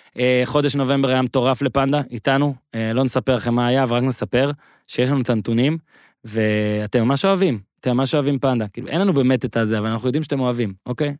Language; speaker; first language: Hebrew; native; Hebrew